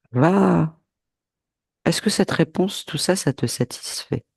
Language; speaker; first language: French; native; French